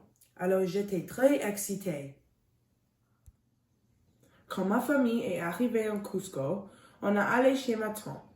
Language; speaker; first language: French; non-native, learner; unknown